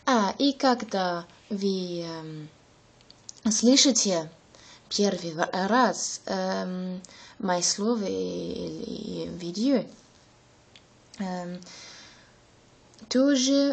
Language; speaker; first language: Russian; non-native, learner; German